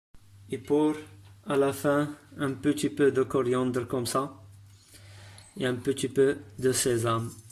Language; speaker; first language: French; non-native, learner; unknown